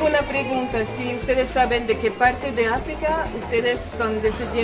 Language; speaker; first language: Spanish; non-native, learner; French